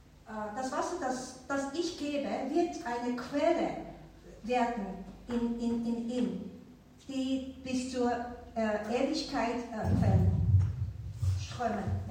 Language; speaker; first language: German; non-native, fluent; Chinese